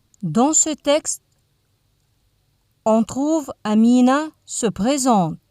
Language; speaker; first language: French; non-native, fluent; Arabic